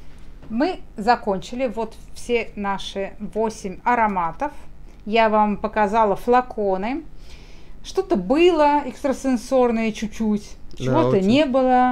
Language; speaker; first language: Russian; native; Russian